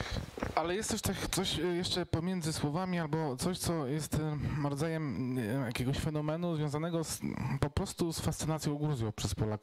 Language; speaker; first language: Polish; native; Polish